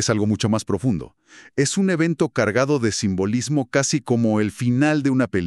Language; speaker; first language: Spanish; native; Spanish